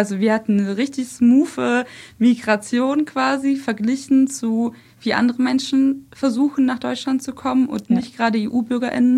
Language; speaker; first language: German; early bilingual, other home language; Russian